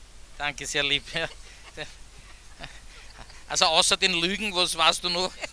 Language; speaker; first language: German; native; German